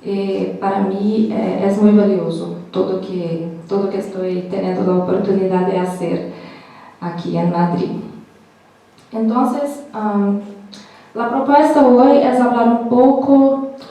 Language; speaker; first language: Spanish; non-native, learner; Portuguese